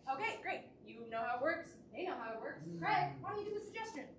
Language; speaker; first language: English; native; English